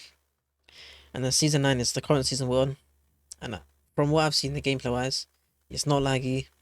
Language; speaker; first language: English; native; English